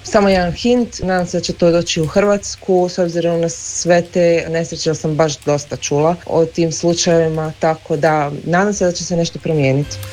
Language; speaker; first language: Croatian; early bilingual, heritage; Croatian